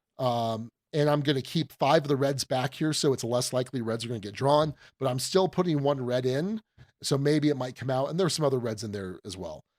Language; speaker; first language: English; native; English